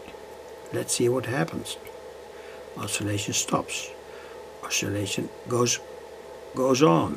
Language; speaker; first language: English; non-native, fluent; Dutch